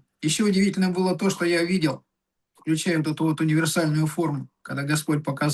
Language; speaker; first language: Russian; native; Russian